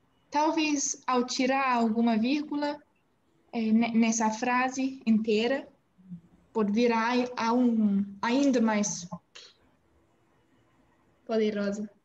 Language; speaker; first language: Portuguese; non-native, learner; English